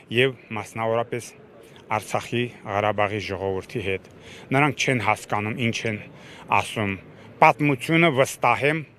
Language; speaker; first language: Armenian; native; Armenian